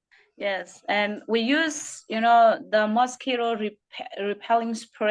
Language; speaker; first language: English; non-native, learner; Burmese